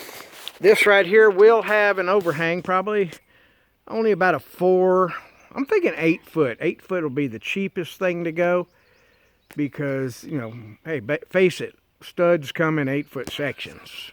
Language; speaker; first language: English; native; English